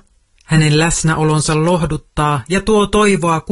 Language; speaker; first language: Finnish; native; Finnish